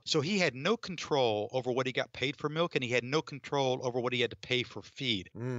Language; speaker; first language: English; native; English